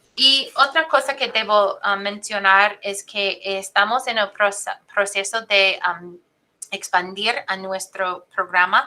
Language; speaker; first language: Spanish; non-native, fluent; English